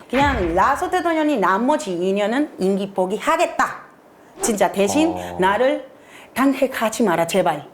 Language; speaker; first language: Korean; non-native, fluent; Spanish